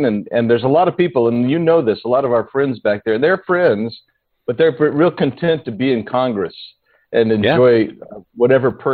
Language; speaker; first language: English; native; English